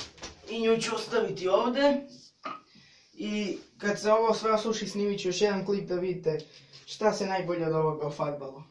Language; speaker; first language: Serbian; native; Serbian